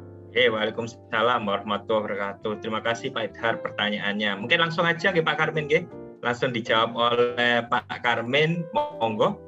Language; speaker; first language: Indonesian; non-native, local second language; Javanese